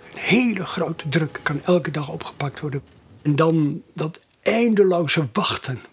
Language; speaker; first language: Dutch; native; Dutch